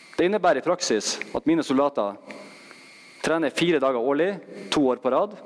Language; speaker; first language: Norwegian; native; Norwegian